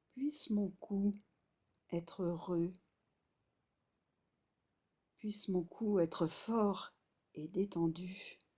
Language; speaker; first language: French; native; French